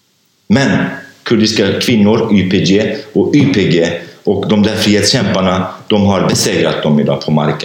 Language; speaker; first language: Swedish; non-native, fluent; Kurdish